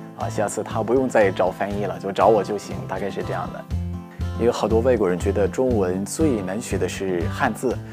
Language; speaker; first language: Chinese; non-native, fluent; Arabic